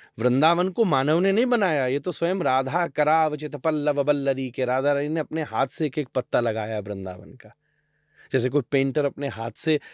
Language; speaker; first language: Hindi; native; Hindi